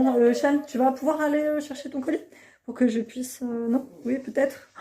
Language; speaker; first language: French; native; French